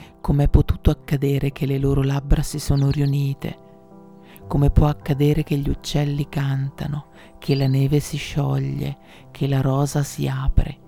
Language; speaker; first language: Italian; native; Italian